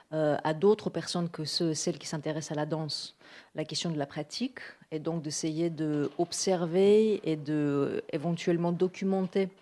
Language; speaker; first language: French; non-native, fluent; Greek